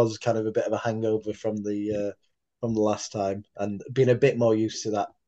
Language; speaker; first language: English; native; English